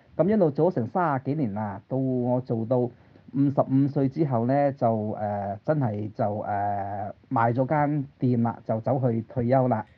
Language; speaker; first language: Cantonese; early bilingual, other home language; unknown